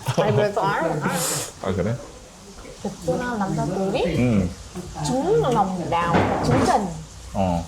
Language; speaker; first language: Korean; non-native, learner; Vietnamese